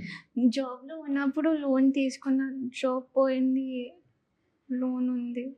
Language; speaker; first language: Telugu; non-native, learner; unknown